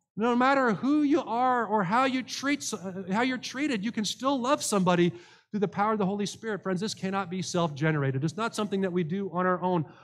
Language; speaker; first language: English; native; English